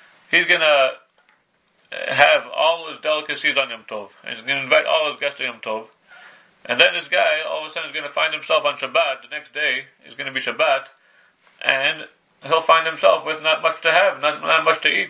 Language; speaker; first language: English; native; English